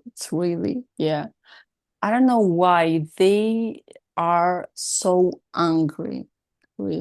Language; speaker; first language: English; non-native, learner; Russian